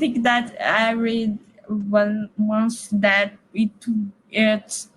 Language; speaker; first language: English; non-native, learner; Portuguese